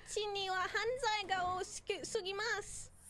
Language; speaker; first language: Japanese; non-native, learner; English